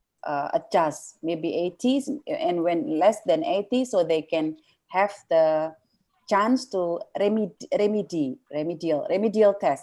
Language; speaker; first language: English; non-native, fluent; Indonesian